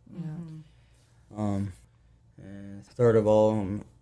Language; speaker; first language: English; native; English